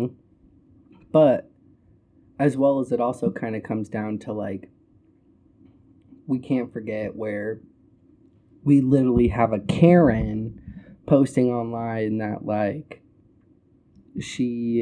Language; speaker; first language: English; native; English